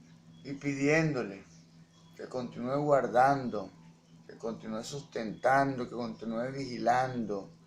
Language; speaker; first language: Spanish; native; Spanish